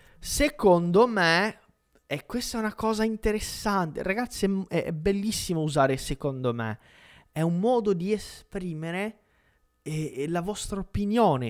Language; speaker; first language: Italian; non-native, fluent; Portuguese